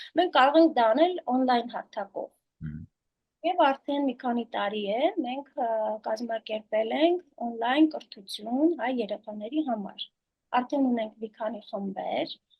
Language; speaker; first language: Armenian; native; Armenian